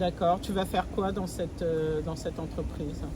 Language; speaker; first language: French; native; French